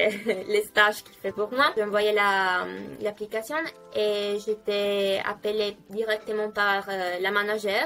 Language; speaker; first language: French; non-native, fluent; Italian